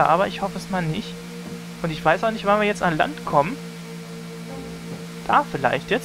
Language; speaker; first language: German; native; German